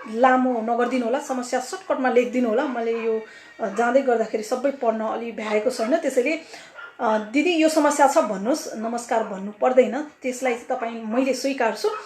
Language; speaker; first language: Nepali; native; Nepali